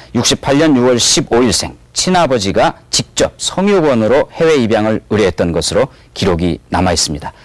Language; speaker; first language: Korean; native; Korean